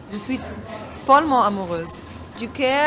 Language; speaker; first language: French; non-native, fluent; Arabic